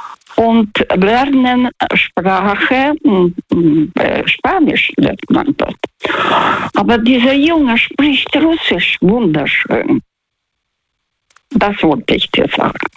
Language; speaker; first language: German; non-native, fluent; Russian